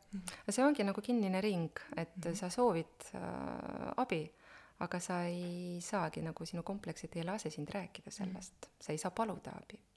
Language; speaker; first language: Estonian; non-native, local second language; Russian